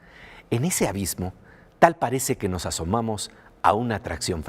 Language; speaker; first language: Spanish; native; Spanish